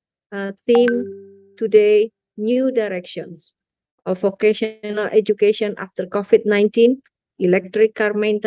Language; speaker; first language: English; non-native, fluent; Indonesian